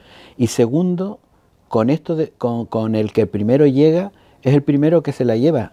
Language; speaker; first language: Spanish; native; Spanish